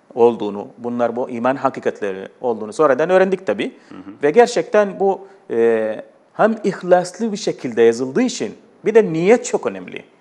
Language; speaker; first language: Turkish; non-native, fluent; Arabic